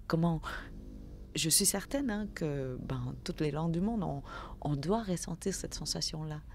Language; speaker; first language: French; early bilingual, other home language; Vietnamese